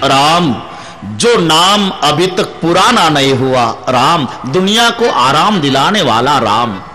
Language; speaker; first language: Hindi; non-native, local second language; Marathi